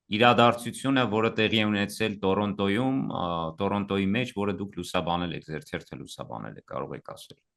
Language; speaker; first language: Armenian; native; Armenian